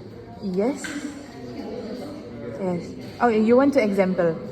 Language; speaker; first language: English; non-native, learner; Indonesian